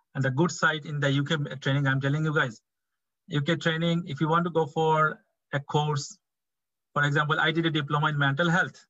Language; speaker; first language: English; non-native, local second language; Bangla